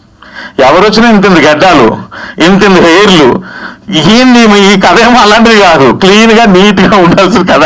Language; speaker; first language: Telugu; native; Telugu